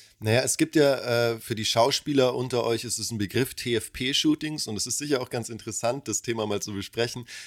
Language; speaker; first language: German; early bilingual, other home language; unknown